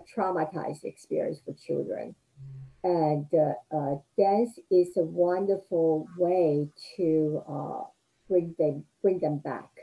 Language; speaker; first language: English; non-native, fluent; Chinese